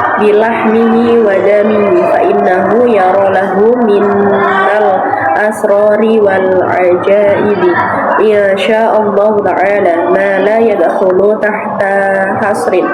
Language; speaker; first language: Arabic; non-native, learner; Indonesian